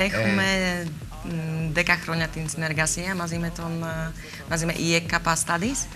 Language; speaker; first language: Greek; non-native, learner; Slovak